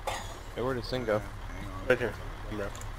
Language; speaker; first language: English; native; English